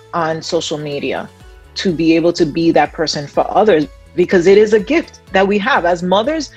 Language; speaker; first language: English; early bilingual, other home language; Spanish